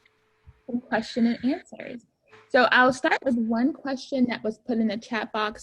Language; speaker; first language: English; native; English